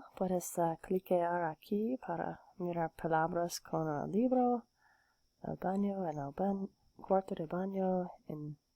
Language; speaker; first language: Spanish; non-native, fluent; English